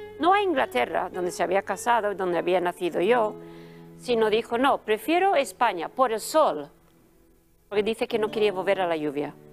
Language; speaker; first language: Spanish; early bilingual, other home language; English